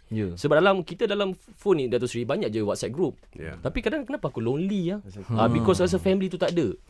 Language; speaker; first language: Malay; native; Malay